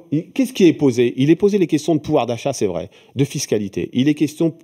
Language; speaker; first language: French; native; French